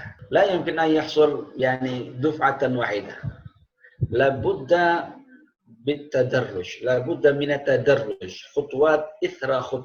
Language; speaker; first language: Arabic; non-native, fluent; Indonesian